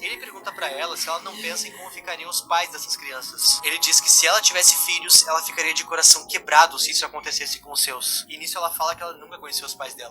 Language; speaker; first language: Portuguese; native; Portuguese